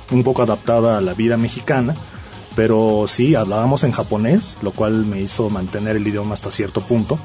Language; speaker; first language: Spanish; early bilingual, other home language; Japanese